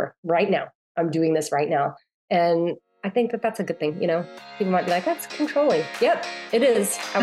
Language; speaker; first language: English; native; English